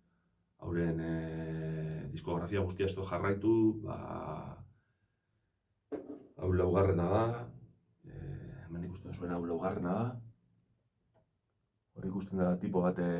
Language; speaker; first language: Basque; native; Basque